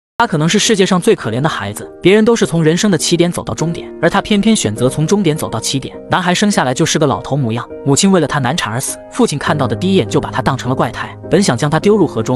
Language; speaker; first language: Chinese; native; Chinese